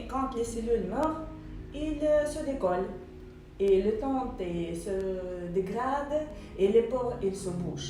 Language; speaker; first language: French; non-native, fluent; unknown